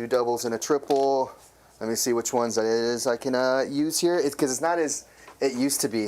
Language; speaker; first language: English; native; English